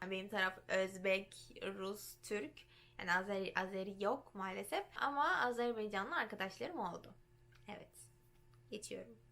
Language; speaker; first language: Turkish; early bilingual, heritage; Turkish